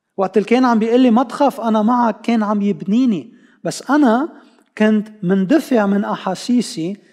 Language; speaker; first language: Arabic; non-native, local second language; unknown